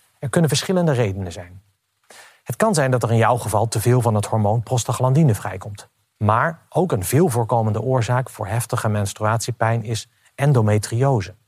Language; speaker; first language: Dutch; native; Dutch